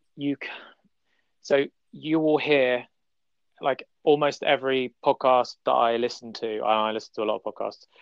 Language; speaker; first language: English; native; English